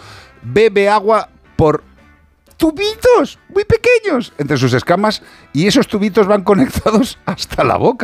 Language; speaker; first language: Spanish; native; Spanish